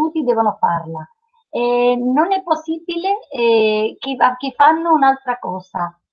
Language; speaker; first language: Italian; non-native, learner; Spanish